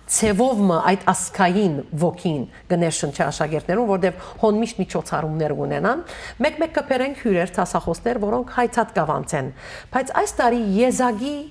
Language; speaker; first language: Armenian; native; Armenian